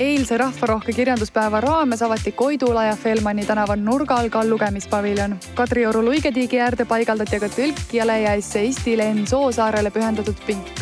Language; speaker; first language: Estonian; native; Estonian